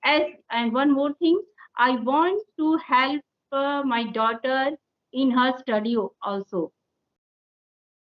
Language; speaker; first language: English; non-native, local second language; Hindi